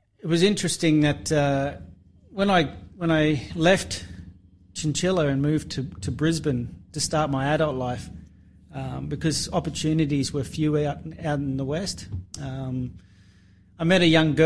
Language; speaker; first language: English; native; English